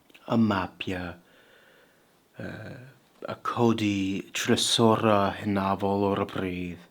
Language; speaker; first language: Welsh; non-native, fluent; English